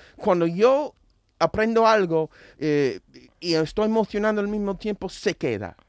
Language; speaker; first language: Spanish; non-native, fluent; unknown